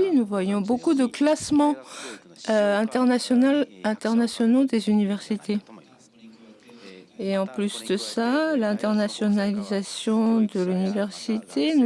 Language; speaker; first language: French; non-native, fluent; Japanese